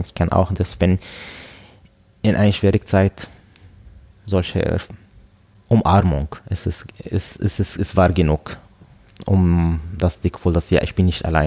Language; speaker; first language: German; non-native, learner; Arabic